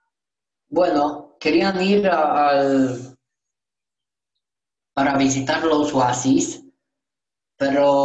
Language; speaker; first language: Spanish; non-native, learner; Romanian